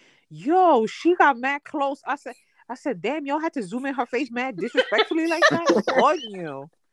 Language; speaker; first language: English; early bilingual, other home language; Spanish